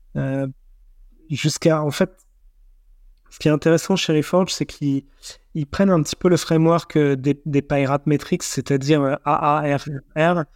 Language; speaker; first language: French; native; French